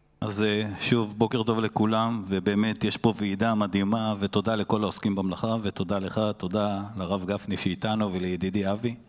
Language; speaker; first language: Hebrew; native; Hebrew